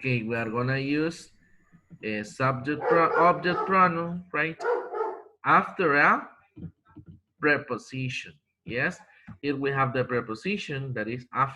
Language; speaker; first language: English; non-native, fluent; Spanish